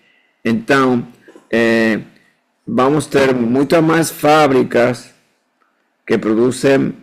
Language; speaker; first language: Portuguese; non-native, fluent; Spanish